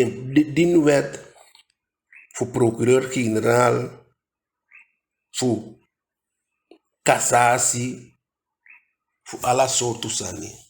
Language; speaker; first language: Dutch; non-native, local second language; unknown